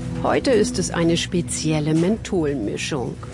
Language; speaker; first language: German; native; German